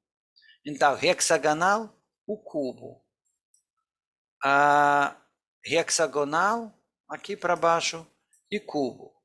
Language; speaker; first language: Portuguese; non-native, fluent; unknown